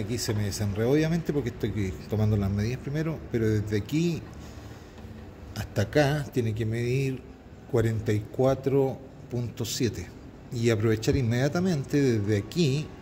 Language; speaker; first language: Spanish; native; Spanish